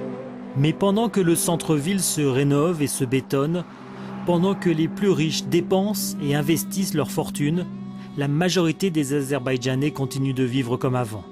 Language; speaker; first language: French; native; French